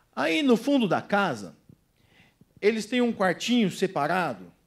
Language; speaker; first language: Portuguese; native; Portuguese